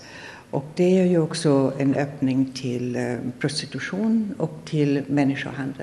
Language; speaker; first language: Swedish; non-native, fluent; German